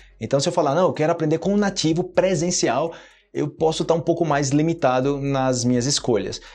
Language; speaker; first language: Portuguese; native; Portuguese